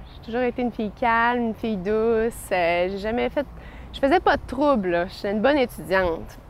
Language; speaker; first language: French; native; French